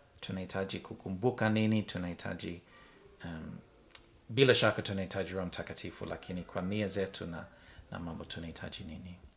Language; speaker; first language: Swahili; non-native, fluent; English